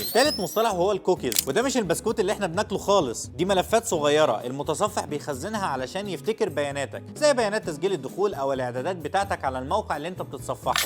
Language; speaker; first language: Arabic; native; Arabic